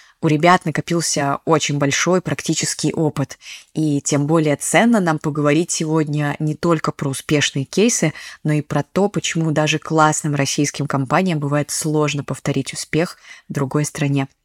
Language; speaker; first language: Russian; native; Russian